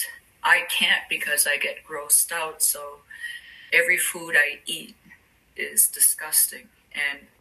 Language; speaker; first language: English; native; English